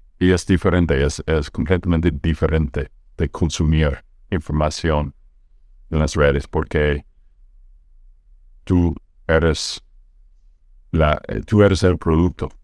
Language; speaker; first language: Spanish; non-native, fluent; English